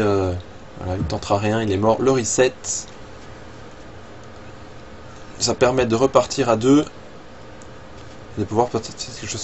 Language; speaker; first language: French; native; French